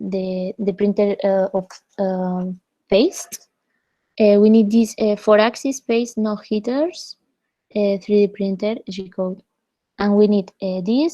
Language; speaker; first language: English; non-native, fluent; Spanish